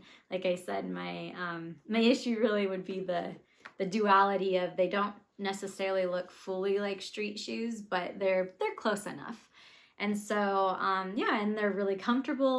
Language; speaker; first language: English; native; English